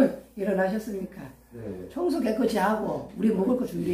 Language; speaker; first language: Korean; native; Korean